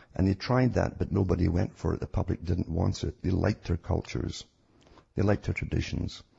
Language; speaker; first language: English; native; English